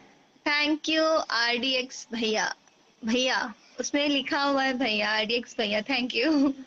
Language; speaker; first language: Hindi; native; Hindi